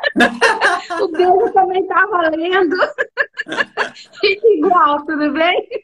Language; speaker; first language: Portuguese; native; Portuguese